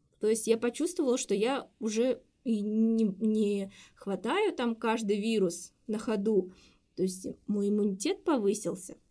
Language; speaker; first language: Russian; native; Russian